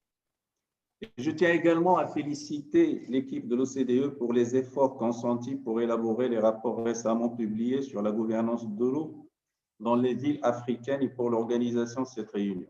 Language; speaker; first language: French; non-native, local second language; Arabic